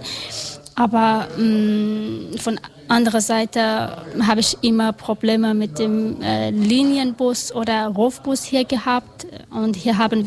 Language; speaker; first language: German; non-native, learner; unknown